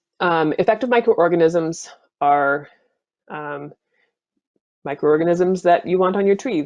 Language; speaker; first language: English; native; English